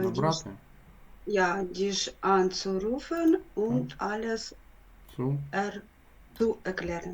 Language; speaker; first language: German; non-native, learner; Ukrainian